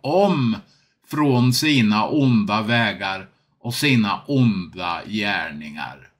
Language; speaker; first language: Swedish; native; Swedish